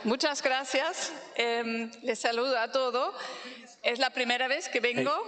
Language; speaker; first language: Spanish; non-native, fluent; German